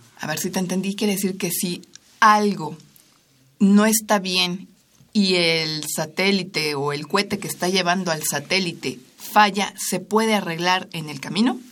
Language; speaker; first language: Spanish; native; Spanish